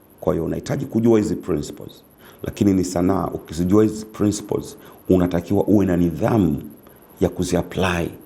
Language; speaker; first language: Swahili; native; Swahili